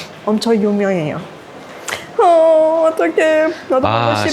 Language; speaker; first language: Korean; non-native, learner; Persian